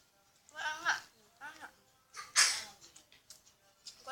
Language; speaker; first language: Indonesian; non-native, local second language; Javanese